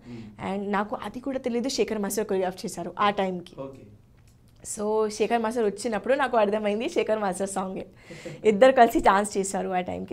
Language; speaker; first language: Telugu; non-native, learner; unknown